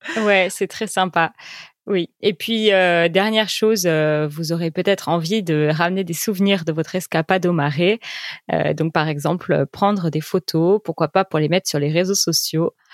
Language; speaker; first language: French; native; French